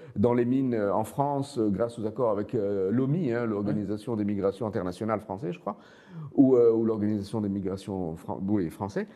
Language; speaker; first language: French; non-native, local second language; Arabic